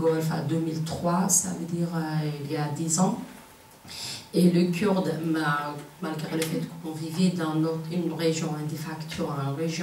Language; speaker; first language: French; non-native, fluent; Kurdish